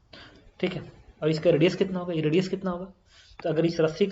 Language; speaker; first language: Hindi; native; Hindi